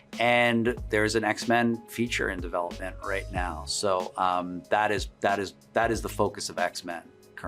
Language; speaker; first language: English; native; English